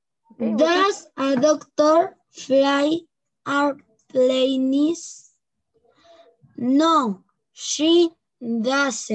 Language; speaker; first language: English; non-native, learner; Spanish